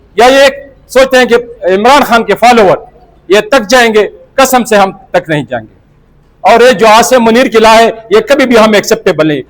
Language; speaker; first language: Urdu; non-native, local second language; Pashto